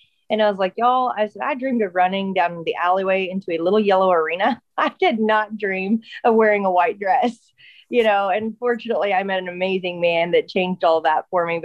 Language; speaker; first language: English; native; English